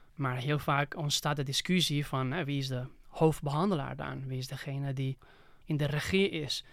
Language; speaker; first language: Dutch; non-native, fluent; Spanish